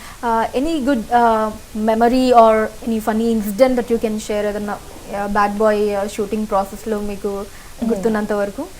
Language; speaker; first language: Telugu; native; Telugu